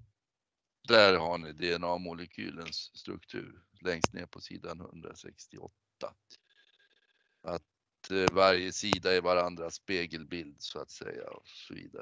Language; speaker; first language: Swedish; native; Swedish